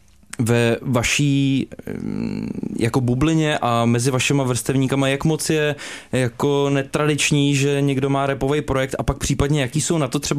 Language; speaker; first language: Czech; native; Czech